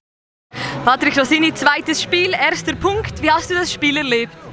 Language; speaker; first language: German; native; German